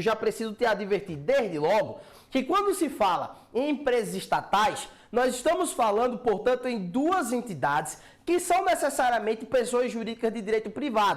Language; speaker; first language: Portuguese; native; Portuguese